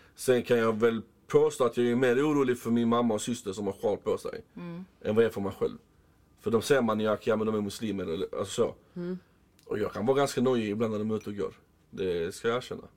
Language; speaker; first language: Swedish; early bilingual, other home language; Arabic